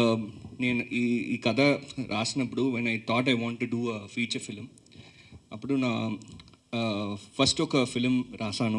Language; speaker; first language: Telugu; early bilingual, heritage; Telugu